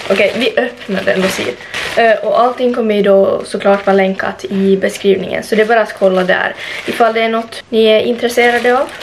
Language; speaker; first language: Swedish; native; Swedish